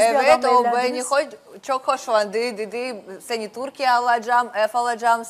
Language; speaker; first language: Turkish; non-native, learner; Russian